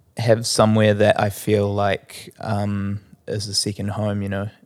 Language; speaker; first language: English; native; English